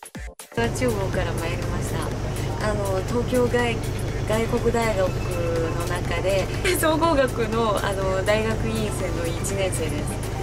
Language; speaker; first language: Japanese; non-native, fluent; Chinese